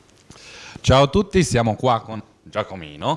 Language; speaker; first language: Italian; native; Italian